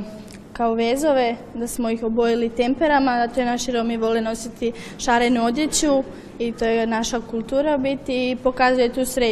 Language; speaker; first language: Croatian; non-native, local second language; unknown